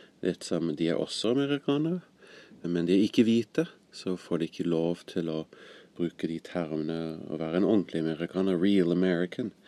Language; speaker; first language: Norwegian; non-native, fluent; English